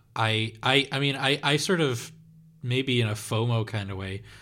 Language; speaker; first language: English; non-native, fluent; Dutch